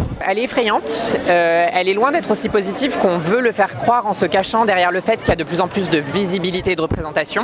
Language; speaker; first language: French; native; French